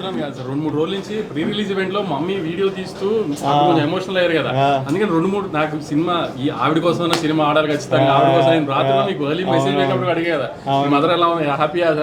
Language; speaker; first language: Telugu; native; Telugu